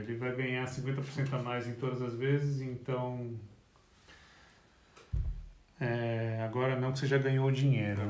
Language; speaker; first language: Portuguese; native; Portuguese